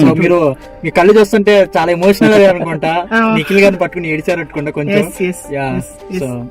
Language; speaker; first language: Telugu; native; Telugu